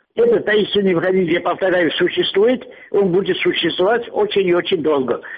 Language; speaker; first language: Russian; non-native, local second language; Georgian